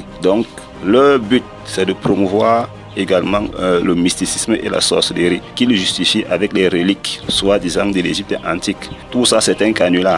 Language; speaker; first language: French; non-native, local second language; Kongo